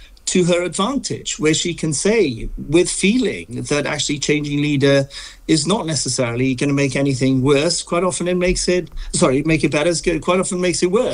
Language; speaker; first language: English; native; English